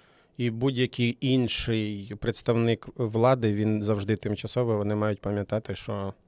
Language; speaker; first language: Ukrainian; native; Ukrainian